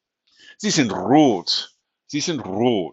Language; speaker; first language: German; non-native, fluent; English